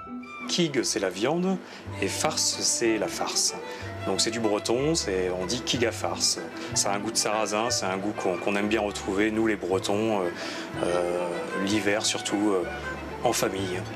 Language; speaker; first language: French; native; French